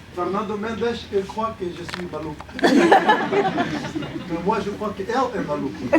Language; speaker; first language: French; early bilingual, other home language; Arabic